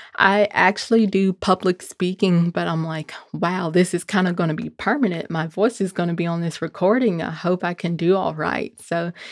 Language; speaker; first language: English; native; English